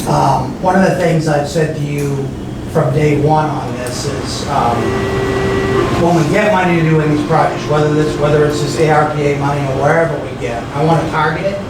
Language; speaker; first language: English; native; English